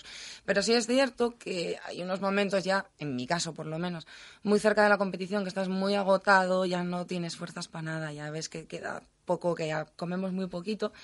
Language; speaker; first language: Spanish; native; Spanish